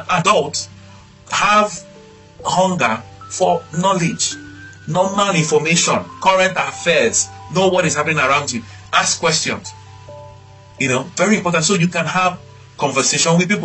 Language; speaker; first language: English; non-native, local second language; Igbo